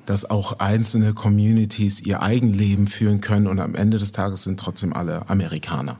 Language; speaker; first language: German; native; German